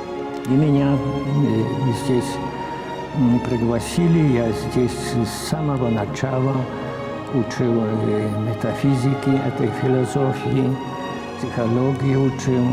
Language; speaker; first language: Russian; non-native, fluent; Polish